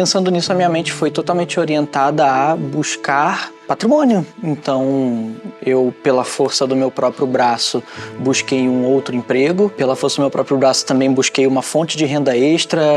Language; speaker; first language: Portuguese; native; Portuguese